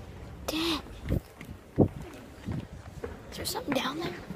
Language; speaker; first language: English; native; English